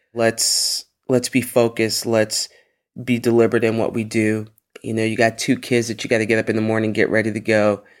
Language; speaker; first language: English; native; English